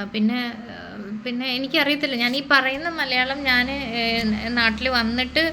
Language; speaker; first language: Malayalam; early bilingual, heritage; Malayalam